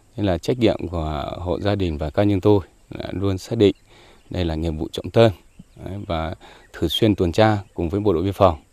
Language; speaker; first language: Vietnamese; non-native, local second language; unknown